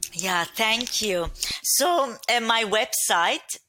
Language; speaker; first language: English; non-native, fluent; Turkish